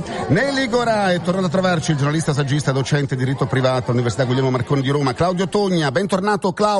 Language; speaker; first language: Italian; native; Italian